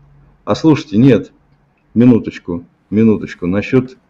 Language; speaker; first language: Russian; native; Russian